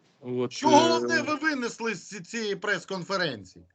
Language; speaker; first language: Ukrainian; native; Ukrainian